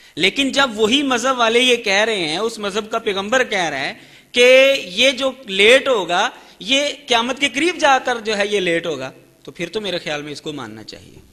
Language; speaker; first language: Urdu; native; Urdu